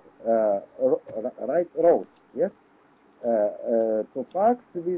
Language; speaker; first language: English; non-native, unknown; Russian